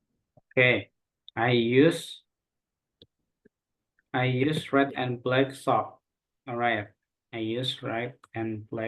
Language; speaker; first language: English; non-native, local second language; Indonesian